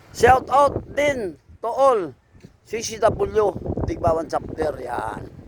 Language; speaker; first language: Filipino; non-native, local second language; Hiligaynon